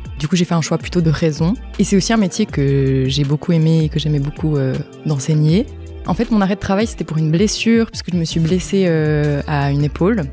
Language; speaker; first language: French; native; French